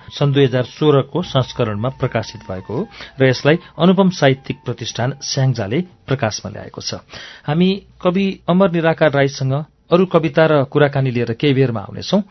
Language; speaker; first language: Nepali; native; Nepali